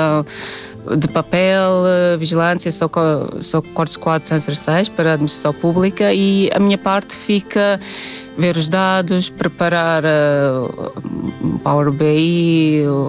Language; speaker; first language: Portuguese; non-native, fluent; Latvian